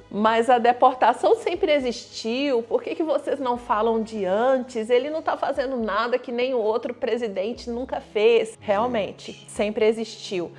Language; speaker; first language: Portuguese; native; Portuguese